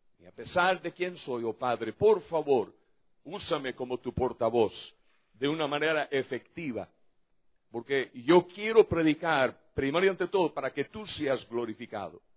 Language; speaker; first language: Spanish; non-native, fluent; English